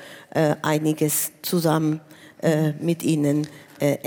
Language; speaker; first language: German; non-native, fluent; Spanish